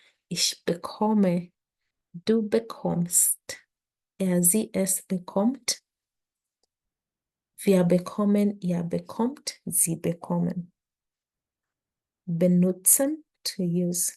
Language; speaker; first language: German; non-native, learner; English